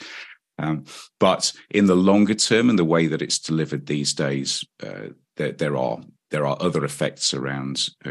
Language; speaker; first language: English; native; English